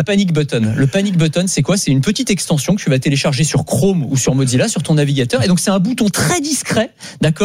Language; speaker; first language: French; native; French